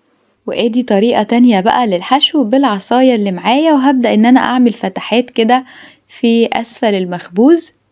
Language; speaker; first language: Arabic; native; Arabic